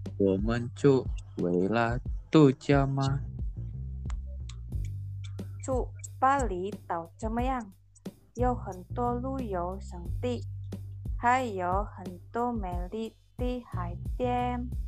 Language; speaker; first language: Chinese; non-native, learner; Indonesian